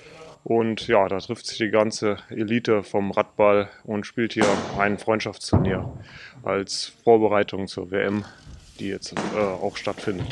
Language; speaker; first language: German; native; German